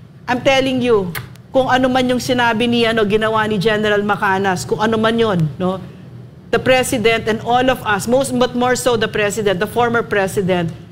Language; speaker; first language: English; non-native, local second language; Filipino